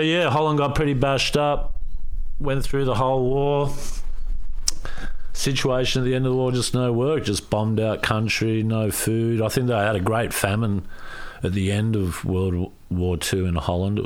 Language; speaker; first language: English; native; English